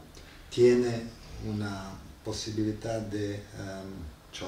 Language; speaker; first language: Spanish; non-native, learner; Italian